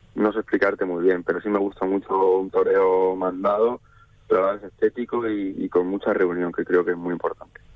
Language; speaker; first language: Spanish; native; Spanish